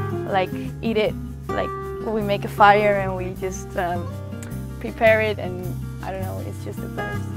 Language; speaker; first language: English; non-native, fluent; Dutch